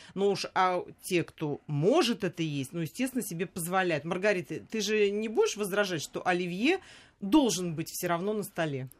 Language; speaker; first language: Russian; native; Russian